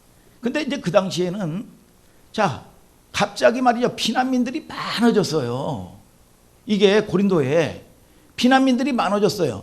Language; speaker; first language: Korean; native; Korean